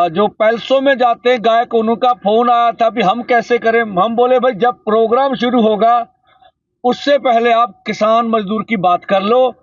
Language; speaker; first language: Hindi; non-native, local second language; Punjabi